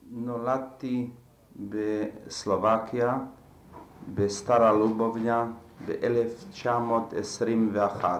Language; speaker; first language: Hebrew; non-native, fluent; Slovak